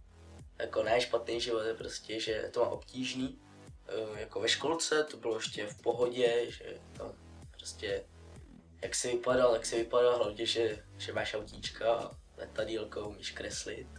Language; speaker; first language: Czech; early bilingual, other home language; Russian